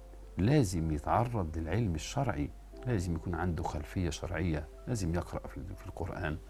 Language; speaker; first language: Arabic; native; Arabic